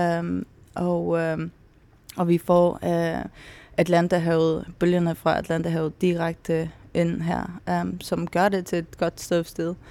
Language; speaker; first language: Danish; non-native, local second language; Faroese